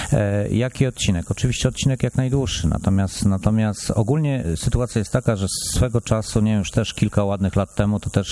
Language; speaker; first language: Polish; native; Polish